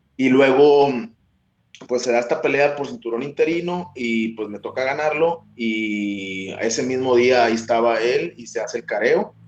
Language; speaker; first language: Spanish; native; Spanish